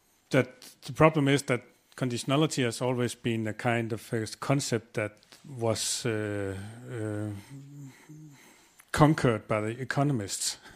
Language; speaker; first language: English; non-native, fluent; Danish